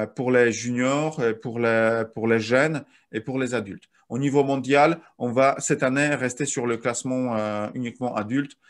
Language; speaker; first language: French; non-native, fluent; Polish